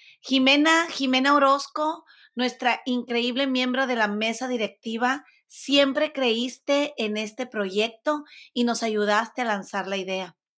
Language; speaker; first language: Spanish; native; Spanish